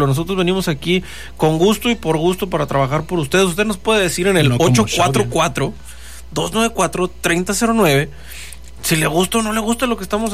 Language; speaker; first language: Spanish; native; Spanish